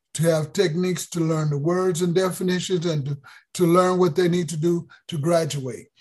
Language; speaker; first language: English; native; English